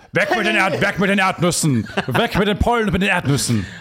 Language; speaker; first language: German; native; German